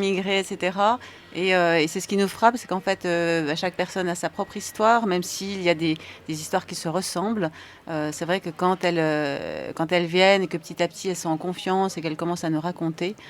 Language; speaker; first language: French; native; French